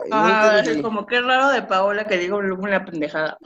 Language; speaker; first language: Spanish; native; Spanish